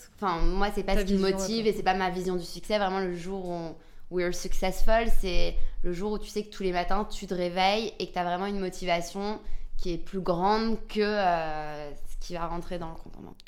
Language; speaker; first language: French; native; French